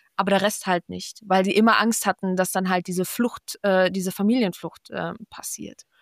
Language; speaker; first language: German; early bilingual, other home language; Polish